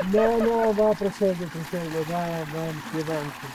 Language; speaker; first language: Italian; native; Italian